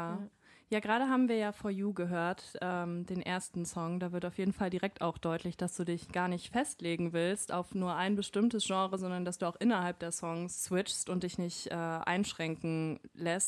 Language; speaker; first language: German; native; German